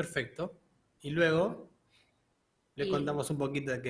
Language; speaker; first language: Spanish; native; Spanish